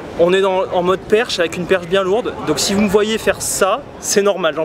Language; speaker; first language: French; native; French